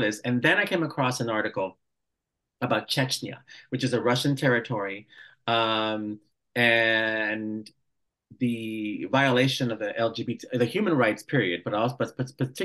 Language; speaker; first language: English; early bilingual, other home language; Spanish